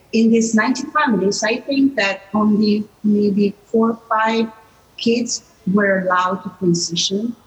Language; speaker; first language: English; non-native, fluent; Italian